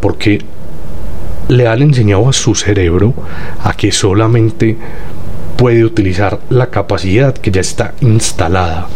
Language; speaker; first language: Spanish; native; Spanish